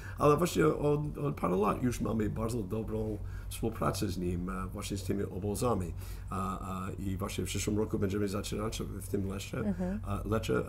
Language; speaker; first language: Polish; non-native, fluent; English